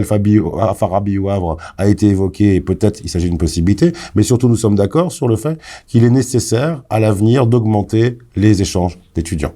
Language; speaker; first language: French; native; French